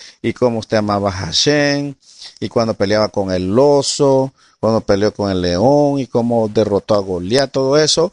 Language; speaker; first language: Spanish; native; Spanish